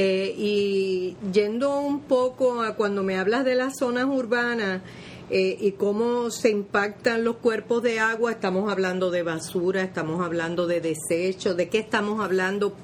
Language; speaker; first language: Spanish; native; Spanish